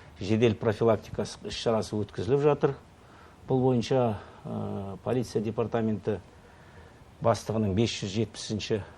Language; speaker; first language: Kazakh; native; Kazakh